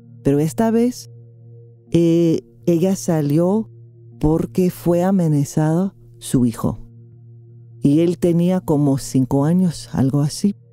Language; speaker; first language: Spanish; non-native, fluent; English